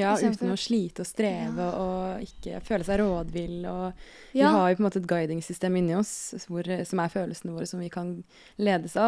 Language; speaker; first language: Norwegian; native; Norwegian